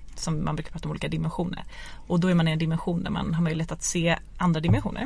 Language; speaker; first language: Swedish; native; Swedish